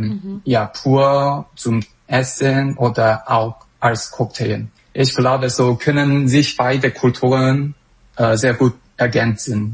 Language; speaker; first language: German; non-native, fluent; Korean